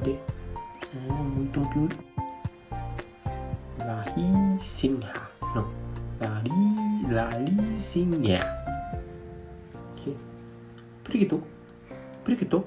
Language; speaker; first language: Portuguese; non-native, learner; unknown